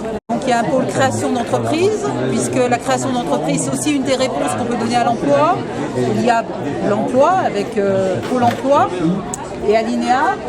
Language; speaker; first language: French; native; French